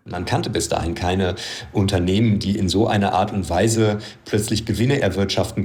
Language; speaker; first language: German; native; German